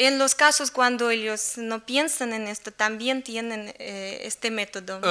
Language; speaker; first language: Spanish; non-native, learner; Russian